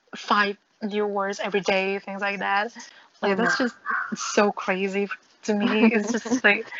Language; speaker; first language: English; non-native, fluent; Vietnamese